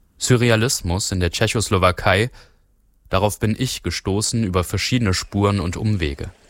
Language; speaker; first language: German; native; German